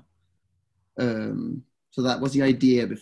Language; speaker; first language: English; non-native, fluent; Danish